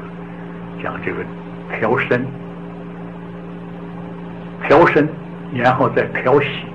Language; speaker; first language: Chinese; native; Chinese